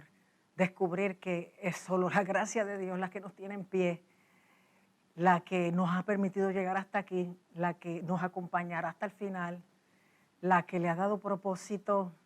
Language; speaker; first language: Spanish; native; Spanish